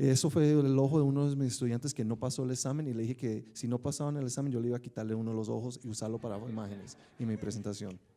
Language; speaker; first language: Spanish; native; Spanish